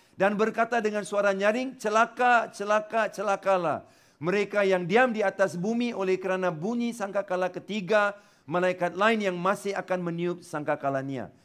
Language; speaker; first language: Malay; non-native, local second language; Tamil